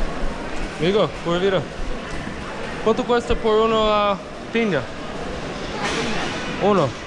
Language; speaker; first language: Spanish; non-native, learner; English